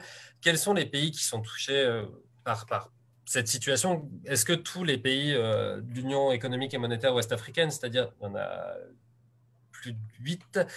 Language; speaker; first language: French; native; French